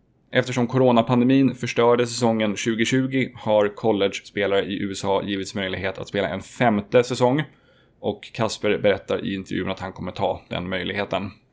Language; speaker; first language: Swedish; native; Swedish